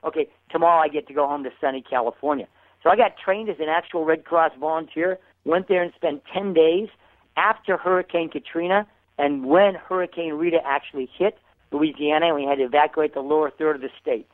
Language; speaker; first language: English; native; English